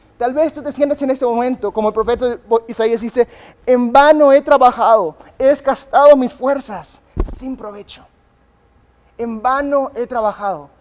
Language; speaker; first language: Spanish; early bilingual, other home language; English